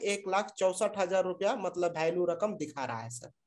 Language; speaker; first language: Hindi; native; Hindi